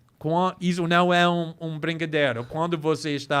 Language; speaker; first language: Portuguese; non-native, fluent; English